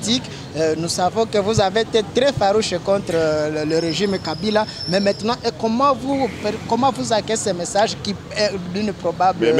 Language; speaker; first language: French; non-native, local second language; Swahili